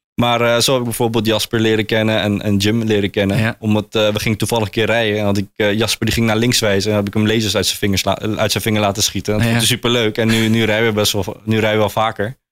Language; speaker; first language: Dutch; early bilingual, other home language; Turkish